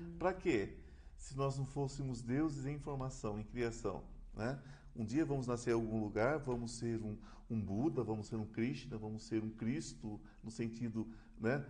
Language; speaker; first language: Portuguese; native; Portuguese